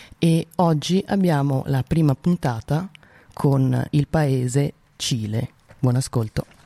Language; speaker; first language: Italian; native; Italian